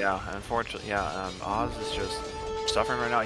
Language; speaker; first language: English; native; English